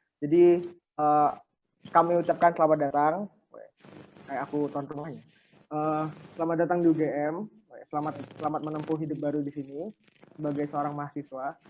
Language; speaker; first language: Indonesian; native; Indonesian